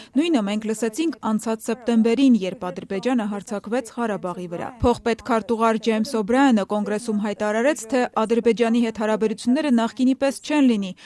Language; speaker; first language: Armenian; native; Armenian